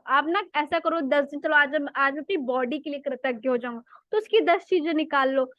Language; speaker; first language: Hindi; native; Hindi